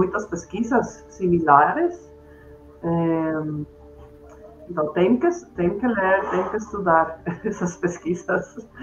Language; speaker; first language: Portuguese; non-native, fluent; Spanish